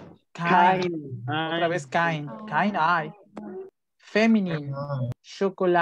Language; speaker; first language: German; non-native, fluent; Spanish